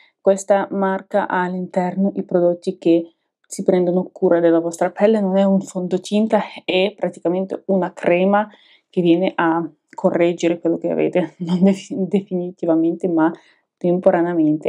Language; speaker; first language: Italian; non-native, fluent; Ukrainian